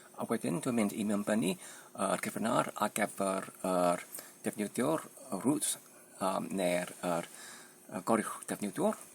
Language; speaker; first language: Welsh; non-native, learner; Polish